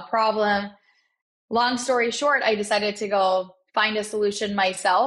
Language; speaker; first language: English; native; English